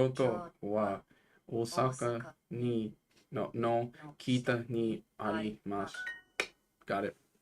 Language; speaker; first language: Japanese; non-native, learner; English